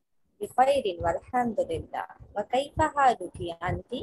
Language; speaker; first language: Arabic; non-native, learner; Urdu